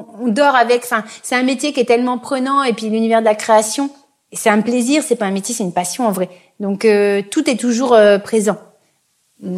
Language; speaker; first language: French; native; French